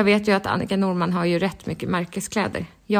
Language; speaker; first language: Swedish; native; Swedish